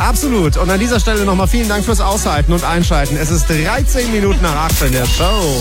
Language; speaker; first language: German; native; German